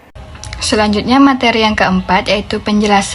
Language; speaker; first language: Indonesian; native; Indonesian